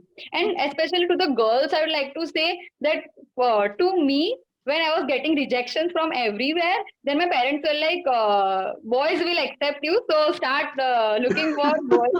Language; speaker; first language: English; non-native, local second language; Gujarati